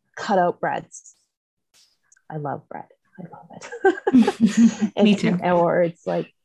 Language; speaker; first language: English; native; English